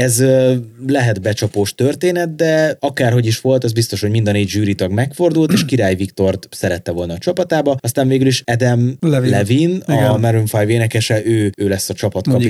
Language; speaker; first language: Hungarian; native; Hungarian